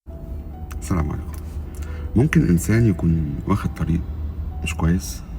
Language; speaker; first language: Arabic; native; Arabic